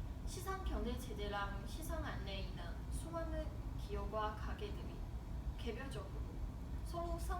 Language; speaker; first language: Korean; non-native, learner; Chinese